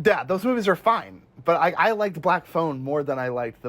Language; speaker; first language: English; native; English